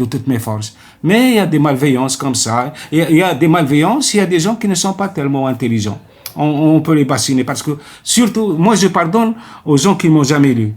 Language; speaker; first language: French; non-native, local second language; Arabic